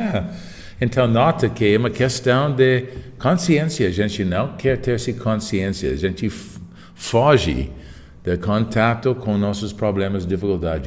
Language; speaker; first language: Portuguese; non-native, fluent; English